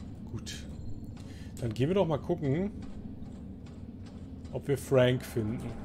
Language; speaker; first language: German; native; German